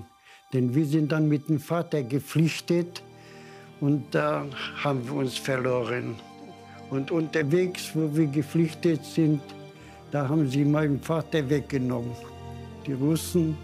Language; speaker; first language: German; non-native, fluent; Polish